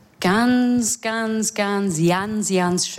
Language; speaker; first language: German; non-native, fluent; English